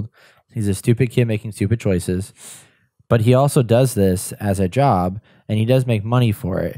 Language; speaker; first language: English; native; English